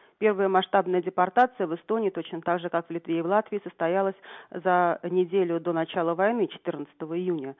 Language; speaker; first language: Russian; native; Russian